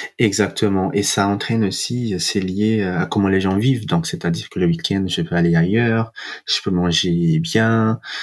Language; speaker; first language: French; non-native, fluent; Portuguese